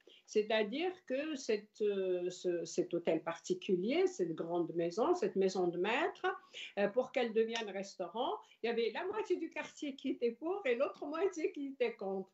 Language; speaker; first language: French; non-native, local second language; Arabic